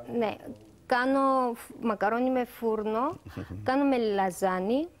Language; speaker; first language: Greek; non-native, learner; Georgian